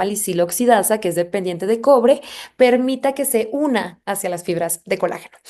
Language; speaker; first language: Spanish; native; Spanish